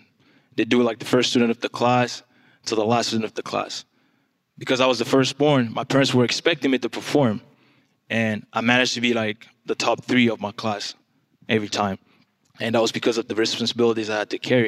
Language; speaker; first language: English; non-native, fluent; French